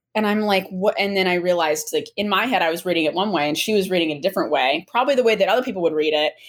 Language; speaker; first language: English; native; English